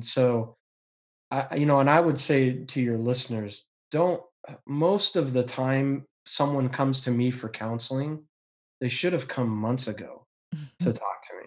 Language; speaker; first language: English; native; English